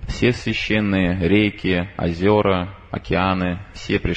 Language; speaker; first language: Russian; native; Russian